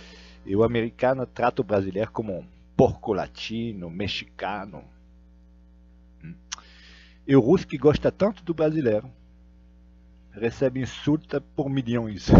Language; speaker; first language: Portuguese; non-native, fluent; Russian